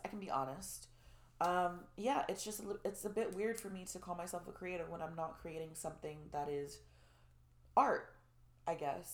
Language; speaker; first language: English; native; English